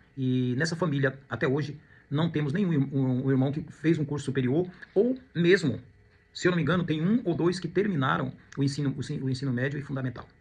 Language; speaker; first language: Portuguese; native; Portuguese